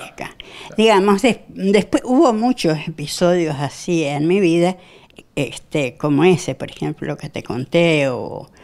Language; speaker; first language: Spanish; native; Spanish